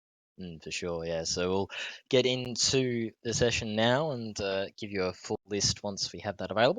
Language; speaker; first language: English; native; English